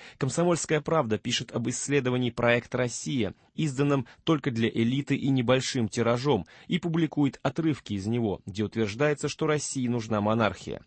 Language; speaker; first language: Russian; native; Russian